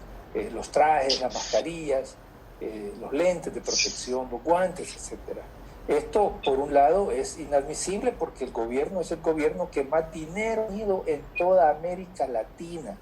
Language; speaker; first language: Spanish; native; Spanish